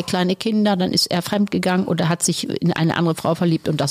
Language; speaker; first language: German; native; German